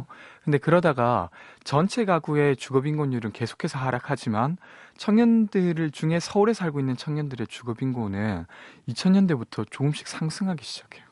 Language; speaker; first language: Korean; native; Korean